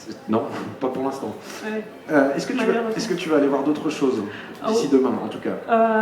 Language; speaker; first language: French; native; French